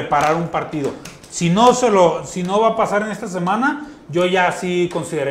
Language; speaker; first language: Spanish; native; Spanish